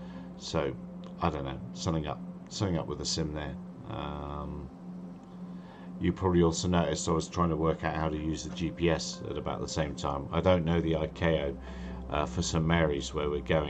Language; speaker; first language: English; native; English